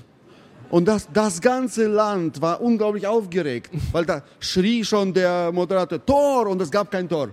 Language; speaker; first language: German; non-native, fluent; Russian